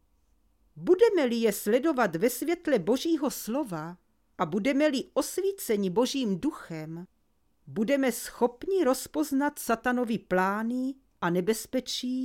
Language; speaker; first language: Czech; native; Czech